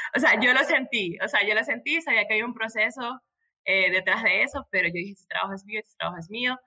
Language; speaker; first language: Spanish; native; Spanish